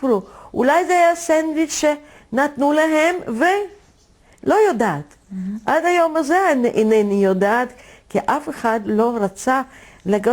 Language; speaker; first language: Hebrew; non-native, fluent; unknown